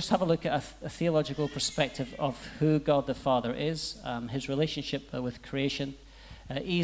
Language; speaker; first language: English; native; English